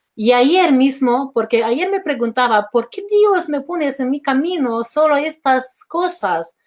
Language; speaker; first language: Spanish; non-native, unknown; Romanian